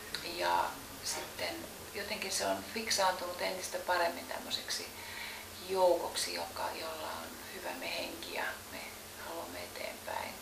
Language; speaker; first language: Finnish; native; Finnish